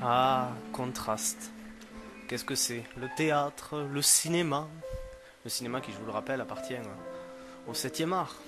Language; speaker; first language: French; native; French